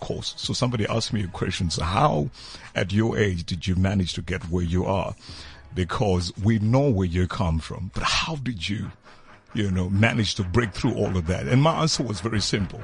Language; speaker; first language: English; non-native, local second language; Tswana